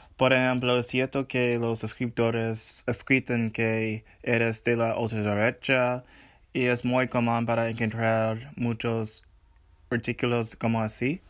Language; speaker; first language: Spanish; non-native, learner; English